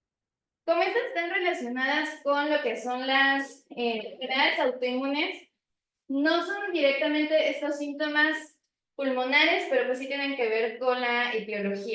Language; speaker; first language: Spanish; native; Spanish